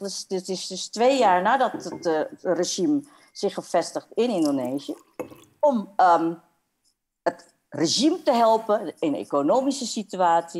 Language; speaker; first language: Dutch; non-native, fluent; Indonesian